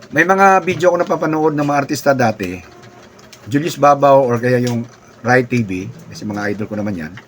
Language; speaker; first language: Filipino; non-native, local second language; Cebuano